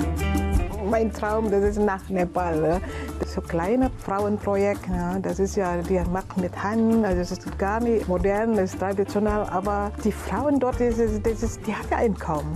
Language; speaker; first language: German; non-native, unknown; Indonesian